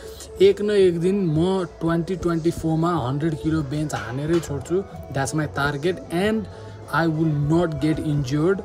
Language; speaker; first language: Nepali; native; Nepali